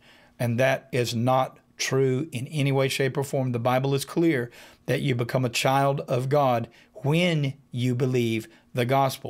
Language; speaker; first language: English; native; English